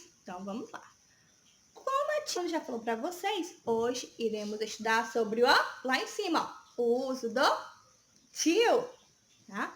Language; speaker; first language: Portuguese; native; Portuguese